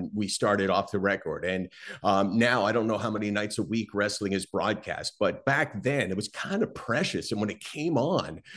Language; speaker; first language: English; native; English